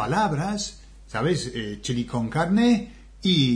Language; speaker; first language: Spanish; non-native, fluent; English